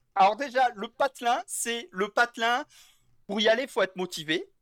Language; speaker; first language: French; native; French